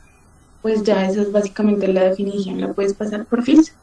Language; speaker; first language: Spanish; native; Spanish